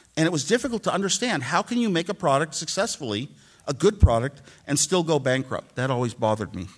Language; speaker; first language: English; native; English